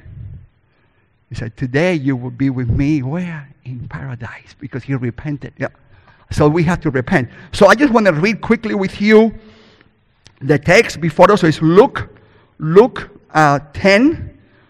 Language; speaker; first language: English; non-native, fluent; Spanish